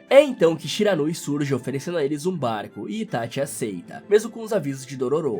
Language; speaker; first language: Portuguese; native; Portuguese